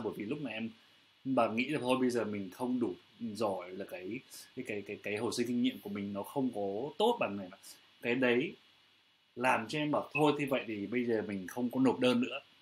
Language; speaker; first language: Vietnamese; native; Vietnamese